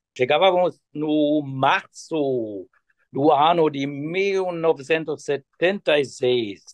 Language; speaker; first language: Portuguese; non-native, fluent; German